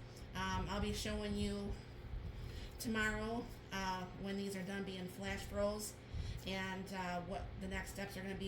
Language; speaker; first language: English; native; English